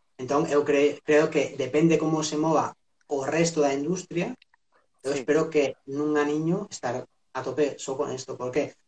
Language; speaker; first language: Galician; non-native, local second language; Spanish